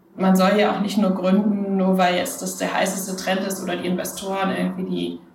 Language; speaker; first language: German; native; German